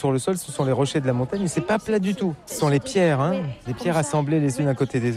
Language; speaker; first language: French; native; French